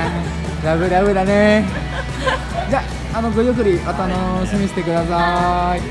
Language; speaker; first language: Japanese; non-native, fluent; Indonesian